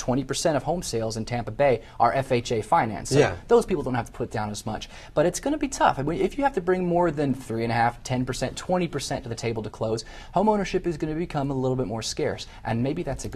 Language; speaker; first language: English; native; English